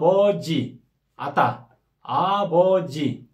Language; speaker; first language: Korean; non-native, fluent; Kyrgyz